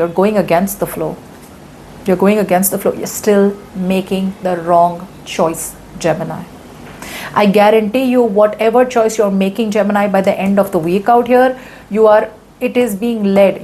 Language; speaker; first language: English; non-native, local second language; Hindi